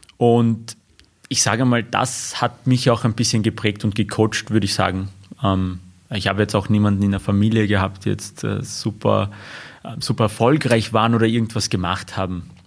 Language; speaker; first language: German; early bilingual, other home language; Armenian